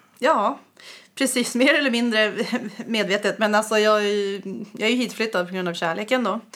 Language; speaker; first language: Swedish; native; Swedish